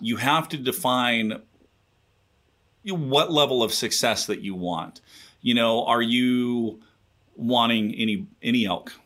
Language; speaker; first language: English; native; English